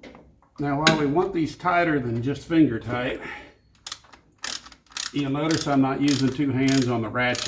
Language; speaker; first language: English; native; English